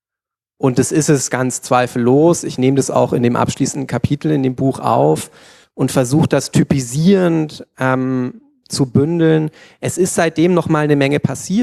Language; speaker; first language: German; native; German